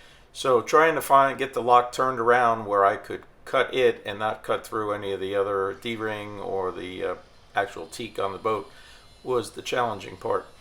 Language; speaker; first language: English; native; English